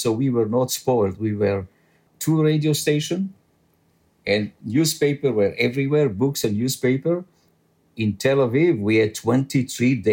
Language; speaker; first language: English; non-native, fluent; French